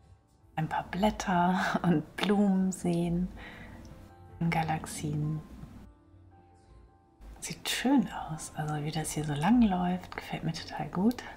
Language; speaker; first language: German; native; German